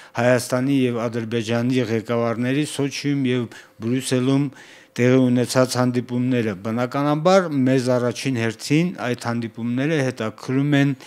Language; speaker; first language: Armenian; native; Armenian